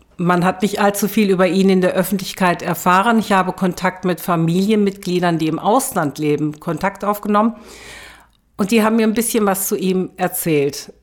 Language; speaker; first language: German; early bilingual, other home language; Turkish